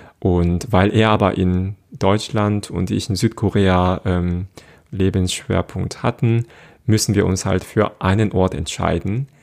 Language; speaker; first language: German; non-native, fluent; Korean